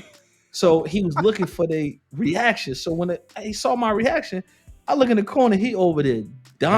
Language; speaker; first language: English; native; English